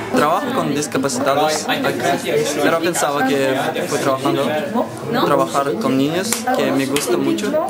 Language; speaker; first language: Spanish; non-native, fluent; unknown